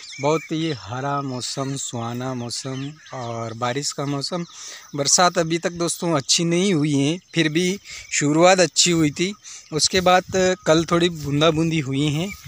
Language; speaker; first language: Hindi; native; Hindi